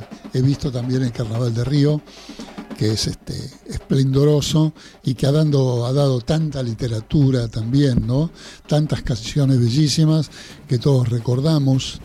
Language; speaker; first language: Spanish; native; Spanish